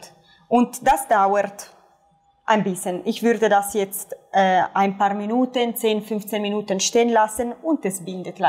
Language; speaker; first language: German; non-native, fluent; Italian